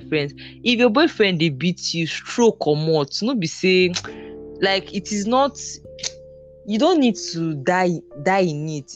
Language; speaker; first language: English; non-native, local second language; Igbo